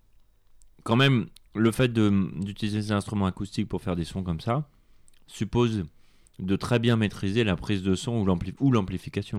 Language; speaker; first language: French; native; French